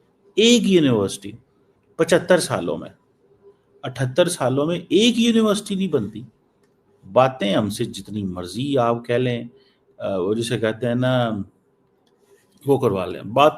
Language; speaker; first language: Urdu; non-native, local second language; Punjabi